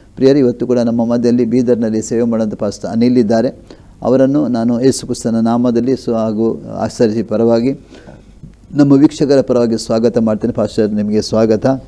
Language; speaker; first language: Kannada; native; Kannada